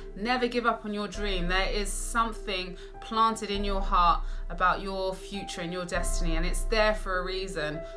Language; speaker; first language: English; native; English